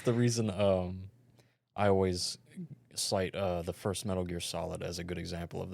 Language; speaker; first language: English; native; English